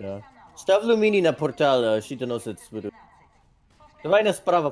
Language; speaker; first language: Russian; non-native, learner; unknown